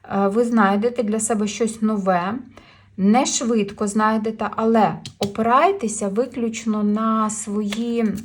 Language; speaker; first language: Ukrainian; non-native, local second language; Russian